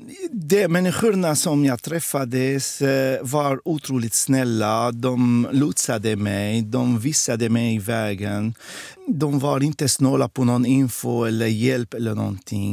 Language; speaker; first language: Swedish; non-native, fluent; Arabic